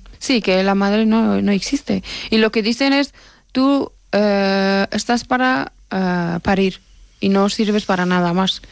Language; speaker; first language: Spanish; non-native, fluent; Persian